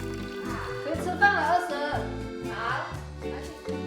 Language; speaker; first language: Chinese; non-native, local second language; Cantonese